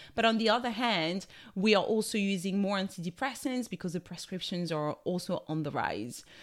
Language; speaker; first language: English; non-native, fluent; French